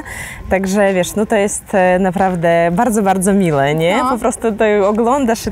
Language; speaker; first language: Polish; non-native, fluent; Ukrainian